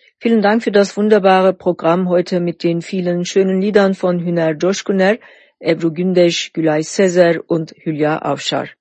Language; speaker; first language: German; non-native, fluent; Turkish